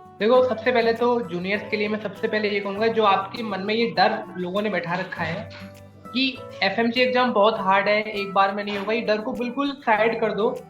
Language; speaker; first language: Hindi; native; Hindi